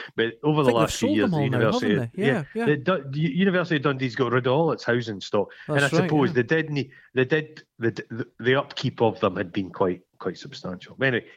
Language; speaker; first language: English; native; English